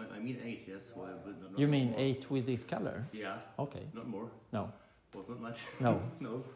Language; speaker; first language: English; non-native, fluent; German